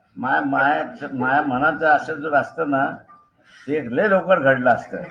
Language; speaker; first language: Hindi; non-native, local second language; Marathi